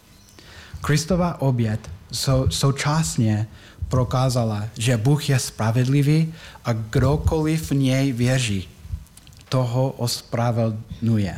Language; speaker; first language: Czech; non-native, learner; English